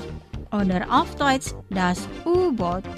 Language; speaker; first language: German; non-native, fluent; Indonesian